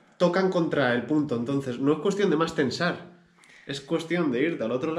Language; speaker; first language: Spanish; native; Spanish